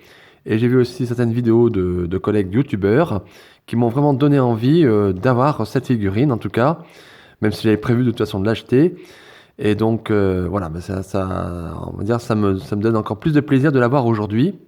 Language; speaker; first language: French; native; French